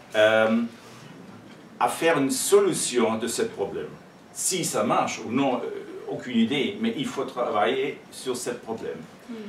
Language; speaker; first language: French; non-native, fluent; German